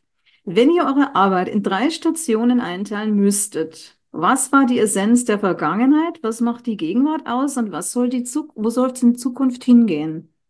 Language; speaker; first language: German; native; German